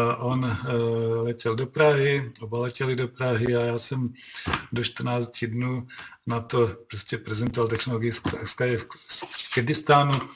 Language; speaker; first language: Czech; native; Czech